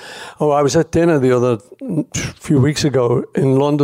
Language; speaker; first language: English; native; English